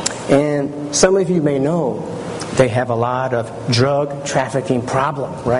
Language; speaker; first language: English; early bilingual, other home language; Chinese